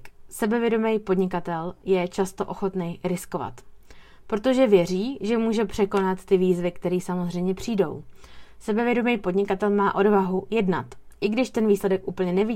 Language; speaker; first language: Czech; native; Czech